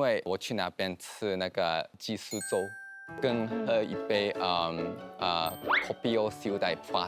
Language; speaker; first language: Chinese; non-native, fluent; Japanese